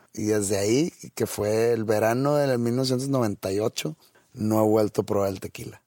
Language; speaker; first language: Spanish; native; Spanish